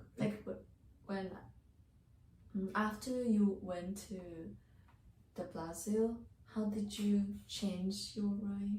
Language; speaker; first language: English; non-native, learner; Japanese